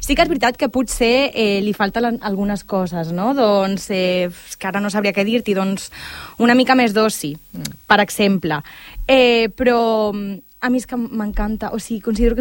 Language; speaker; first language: Catalan; native; Catalan